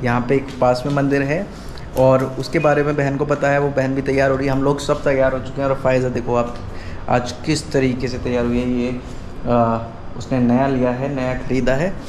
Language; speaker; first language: Hindi; native; Hindi